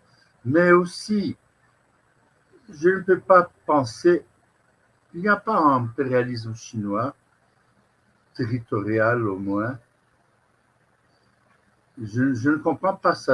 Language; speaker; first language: French; non-native, fluent; Portuguese